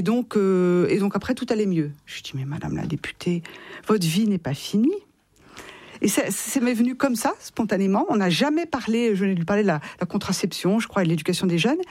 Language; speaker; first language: French; native; French